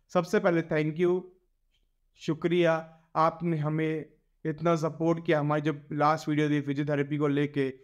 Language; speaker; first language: Hindi; native; Hindi